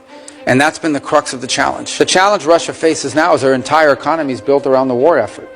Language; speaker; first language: English; native; English